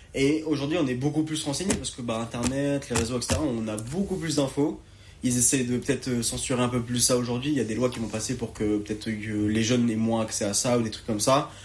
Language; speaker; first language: French; native; French